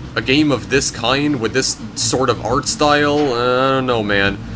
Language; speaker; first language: English; native; English